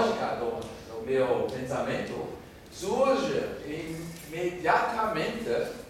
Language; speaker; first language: Portuguese; non-native, fluent; German